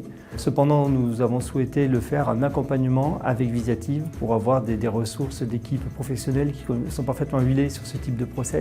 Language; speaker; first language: French; native; French